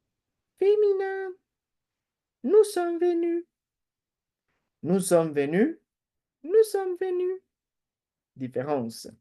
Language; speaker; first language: French; non-native, fluent; Spanish